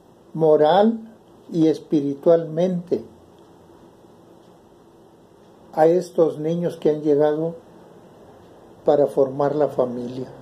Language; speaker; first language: Spanish; native; Spanish